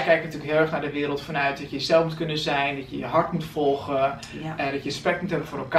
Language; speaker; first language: Dutch; native; Dutch